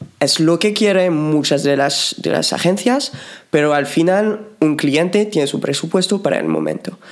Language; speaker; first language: Spanish; non-native, fluent; French